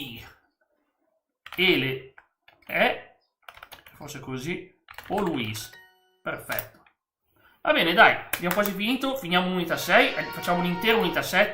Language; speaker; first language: Italian; native; Italian